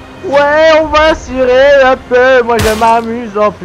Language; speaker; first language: French; native; French